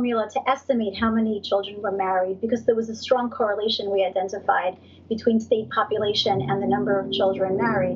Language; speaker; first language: English; native; English